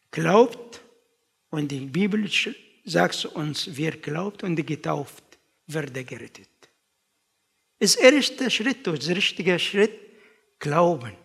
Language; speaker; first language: German; non-native, learner; Arabic